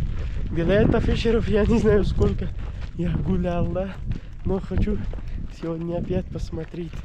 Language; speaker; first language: Russian; non-native, learner; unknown